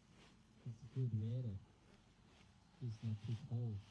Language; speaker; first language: English; non-native, learner; Thai